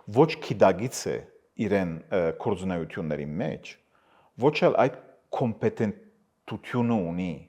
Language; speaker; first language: Armenian; early bilingual, heritage; Armenian